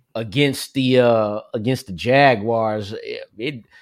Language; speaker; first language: English; native; English